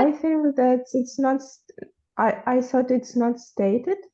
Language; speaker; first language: English; non-native, fluent; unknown